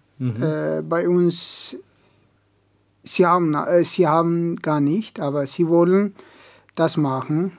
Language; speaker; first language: German; non-native, learner; Amharic